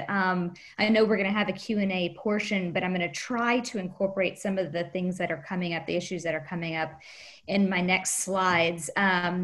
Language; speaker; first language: English; native; English